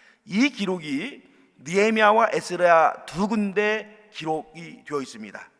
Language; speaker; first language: Korean; native; Korean